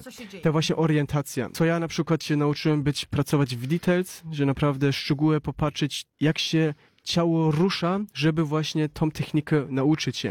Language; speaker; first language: Polish; early bilingual, heritage; Polish